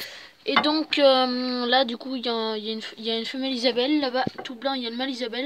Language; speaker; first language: French; native; French